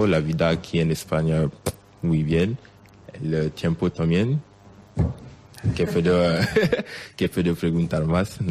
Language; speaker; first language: Spanish; non-native, learner; French